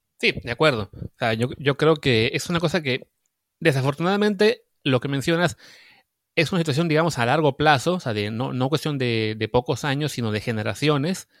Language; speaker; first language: Spanish; native; Spanish